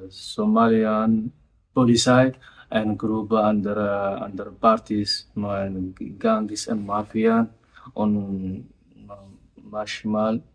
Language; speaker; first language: German; non-native, learner; Somali